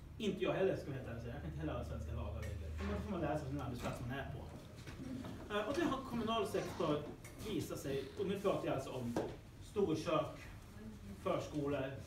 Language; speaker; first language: Swedish; native; Swedish